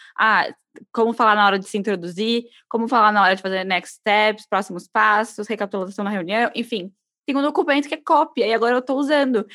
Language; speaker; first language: Portuguese; native; Portuguese